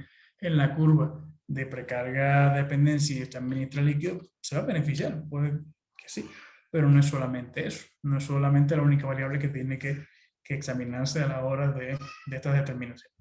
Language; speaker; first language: Spanish; native; Spanish